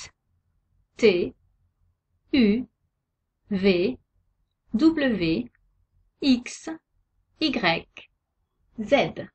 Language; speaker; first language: French; native; French